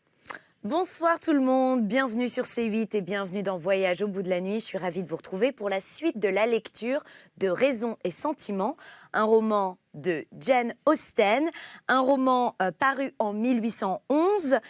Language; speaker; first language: French; native; French